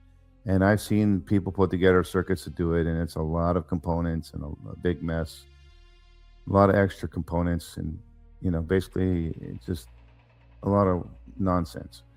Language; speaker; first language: English; native; English